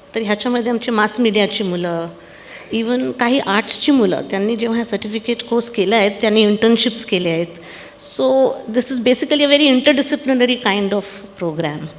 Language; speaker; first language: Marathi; non-native, local second language; Punjabi